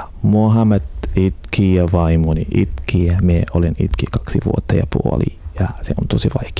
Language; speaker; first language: Finnish; non-native, learner; Arabic